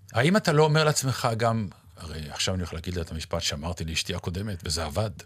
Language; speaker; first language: Hebrew; native; Hebrew